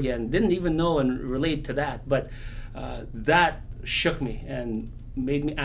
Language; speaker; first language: English; non-native, local second language; Filipino